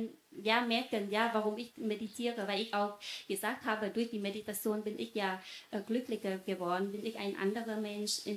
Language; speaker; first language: German; non-native, fluent; Vietnamese